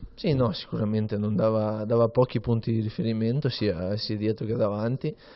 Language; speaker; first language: Italian; native; Italian